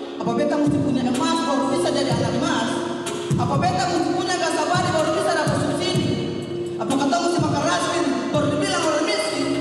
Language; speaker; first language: Indonesian; native; Indonesian